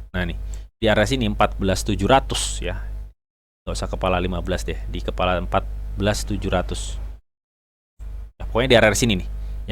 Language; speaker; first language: Indonesian; native; Indonesian